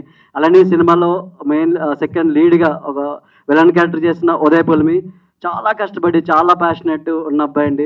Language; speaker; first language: Telugu; native; Telugu